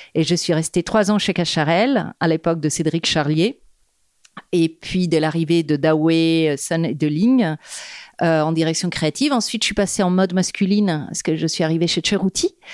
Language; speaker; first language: French; non-native, fluent; Italian